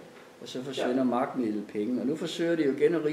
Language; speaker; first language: Danish; native; Danish